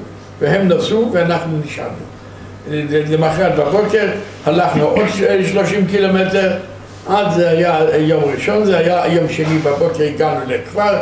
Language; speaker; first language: Hebrew; non-native, fluent; Yiddish